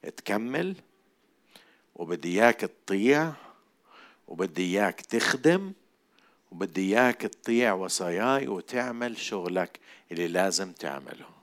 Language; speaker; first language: Arabic; native; Arabic